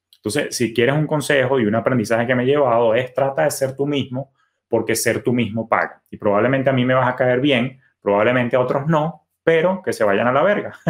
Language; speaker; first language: Spanish; native; Spanish